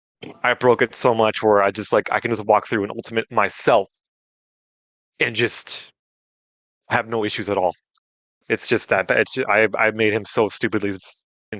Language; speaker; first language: English; native; English